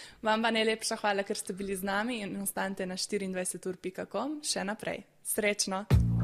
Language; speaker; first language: Slovenian; native; Slovenian